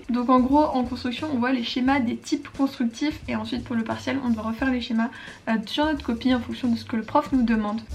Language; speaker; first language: French; native; French